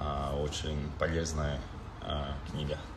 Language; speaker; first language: Russian; non-native, local second language; Latvian